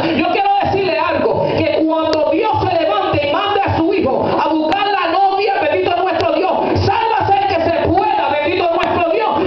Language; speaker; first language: Spanish; early bilingual, heritage; Spanish